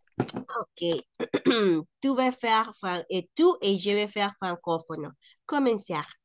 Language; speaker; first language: French; non-native, fluent; Spanish